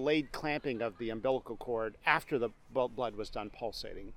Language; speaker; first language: English; native; English